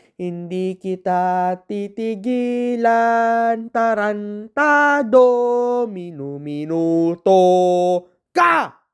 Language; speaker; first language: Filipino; non-native, local second language; Iloko